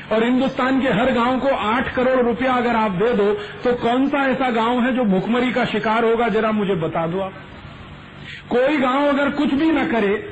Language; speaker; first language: Hindi; native; Hindi